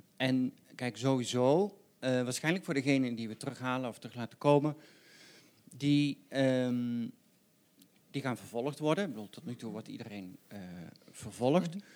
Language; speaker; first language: Dutch; native; Dutch